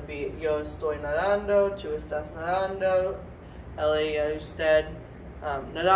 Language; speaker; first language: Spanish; non-native, fluent; English